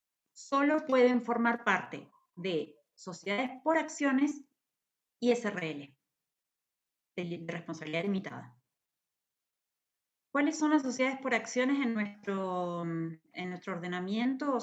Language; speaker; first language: Spanish; native; Spanish